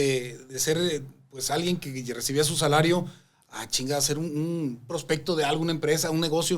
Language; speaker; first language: Spanish; native; Spanish